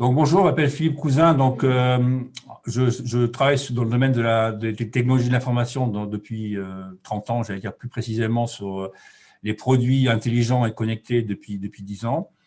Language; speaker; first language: French; native; French